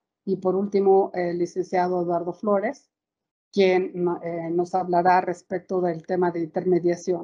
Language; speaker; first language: Spanish; native; Spanish